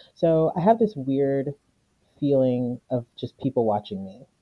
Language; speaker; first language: English; native; English